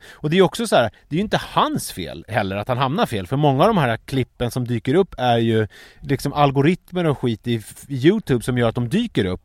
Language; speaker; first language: Swedish; native; Swedish